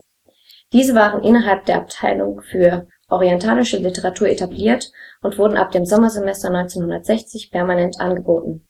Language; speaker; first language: German; native; German